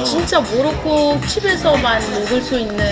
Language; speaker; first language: Korean; non-native, fluent; Arabic